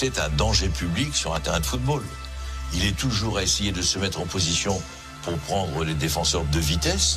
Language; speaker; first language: French; native; French